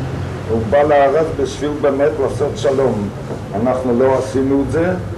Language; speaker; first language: Hebrew; non-native, fluent; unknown